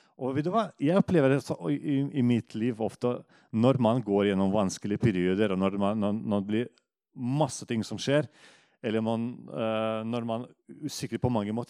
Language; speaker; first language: Norwegian; non-native, fluent; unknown